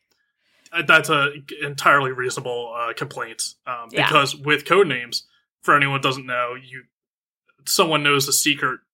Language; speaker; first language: English; native; English